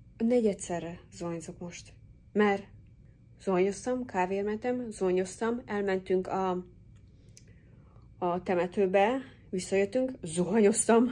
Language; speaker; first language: Hungarian; early bilingual, heritage; English